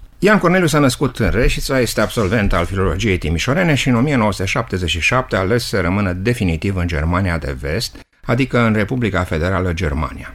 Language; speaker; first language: Romanian; native; Romanian